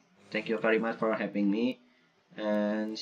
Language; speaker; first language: English; non-native, learner; Indonesian